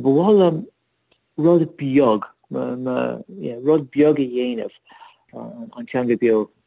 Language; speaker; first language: Irish; non-native, learner; English